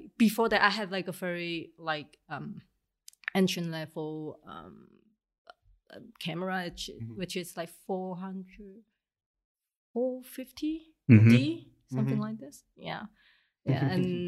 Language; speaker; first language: English; non-native, local second language; Cantonese